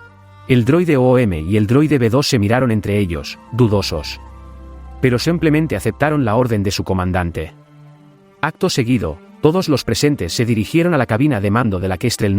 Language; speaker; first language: Spanish; native; Spanish